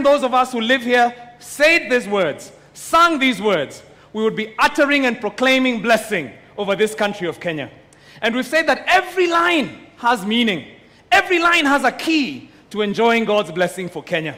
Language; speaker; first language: English; non-native, local second language; Kikuyu